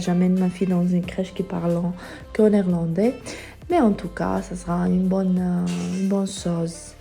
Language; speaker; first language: French; non-native, fluent; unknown